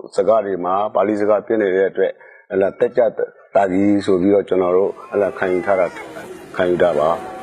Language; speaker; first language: Burmese; non-native, local second language; Chakma